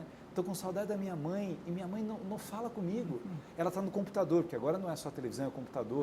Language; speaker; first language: Portuguese; native; Portuguese